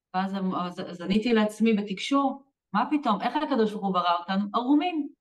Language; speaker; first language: Hebrew; native; Hebrew